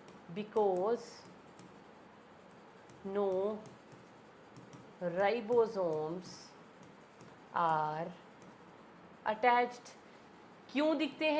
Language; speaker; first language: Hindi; native; Hindi